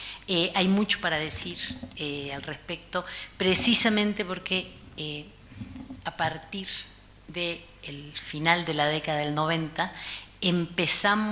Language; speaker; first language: Spanish; native; Spanish